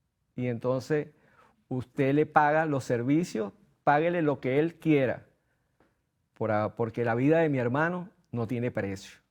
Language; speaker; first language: Spanish; native; Spanish